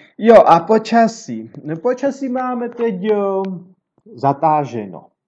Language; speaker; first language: Czech; non-native, fluent; Georgian